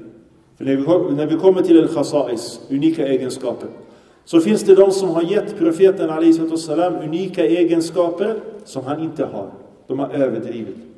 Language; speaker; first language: Swedish; early bilingual, other home language; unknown